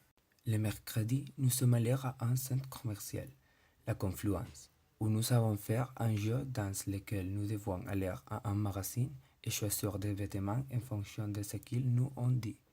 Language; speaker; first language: French; non-native, learner; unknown